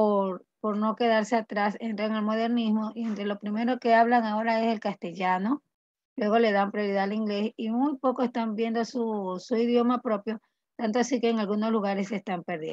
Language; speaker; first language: Spanish; native; Spanish